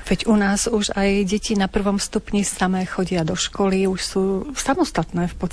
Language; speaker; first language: Slovak; native; Slovak